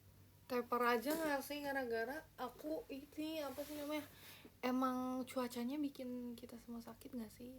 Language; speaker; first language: Indonesian; native; Indonesian